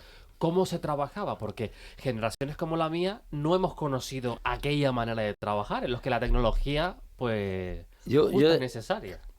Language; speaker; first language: Spanish; native; Spanish